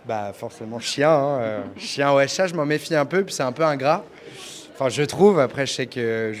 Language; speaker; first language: French; native; French